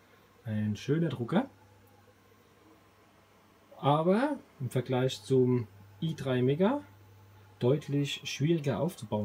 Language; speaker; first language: German; native; German